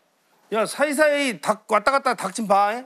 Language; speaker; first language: Korean; native; Korean